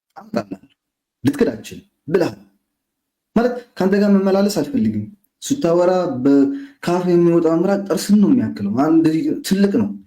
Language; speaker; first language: Amharic; non-native, local second language; Tigrinya